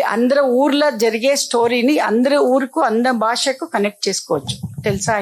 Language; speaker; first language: Telugu; non-native, local second language; Kannada